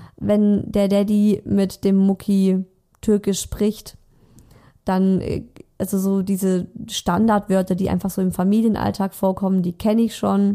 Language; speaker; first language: German; native; German